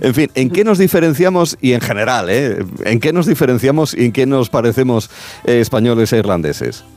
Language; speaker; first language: Spanish; native; Spanish